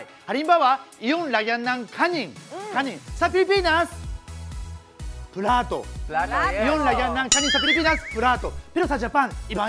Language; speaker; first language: Filipino; non-native, fluent; Japanese